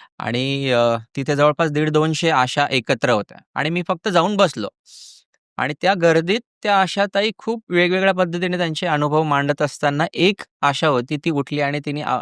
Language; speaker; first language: Marathi; native; Marathi